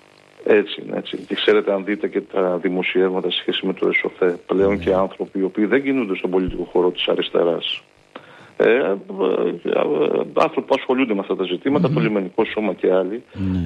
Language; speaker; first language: Greek; native; Greek